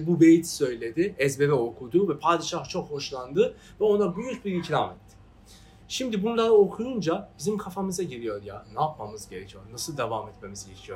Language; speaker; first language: Turkish; non-native, fluent; Persian